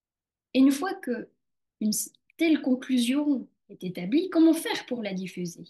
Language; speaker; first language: French; native; French